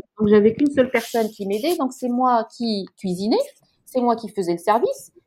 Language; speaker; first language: French; non-native, local second language; Arabic